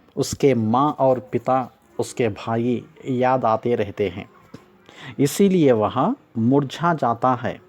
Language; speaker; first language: Hindi; non-native, local second language; Telugu